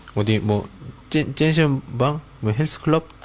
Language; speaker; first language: Korean; native; Korean